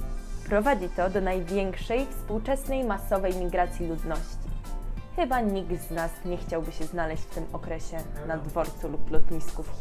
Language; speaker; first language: Polish; native; Polish